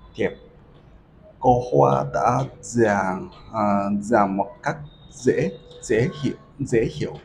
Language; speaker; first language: Vietnamese; non-native, learner; Japanese